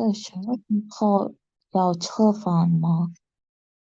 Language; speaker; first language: Chinese; non-native, learner; Indonesian